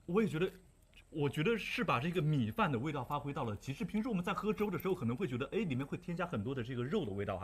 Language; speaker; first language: Chinese; native; Chinese